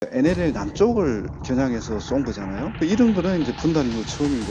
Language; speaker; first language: Korean; native; Korean